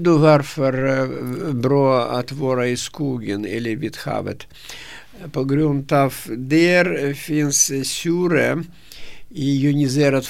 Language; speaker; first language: Swedish; non-native, fluent; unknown